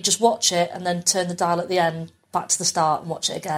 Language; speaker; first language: English; native; English